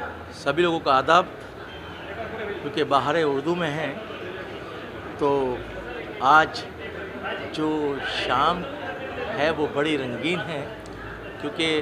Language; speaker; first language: Hindi; native; Hindi